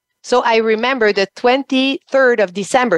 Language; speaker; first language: English; non-native, fluent; French